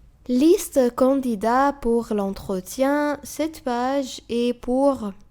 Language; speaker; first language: French; non-native, fluent; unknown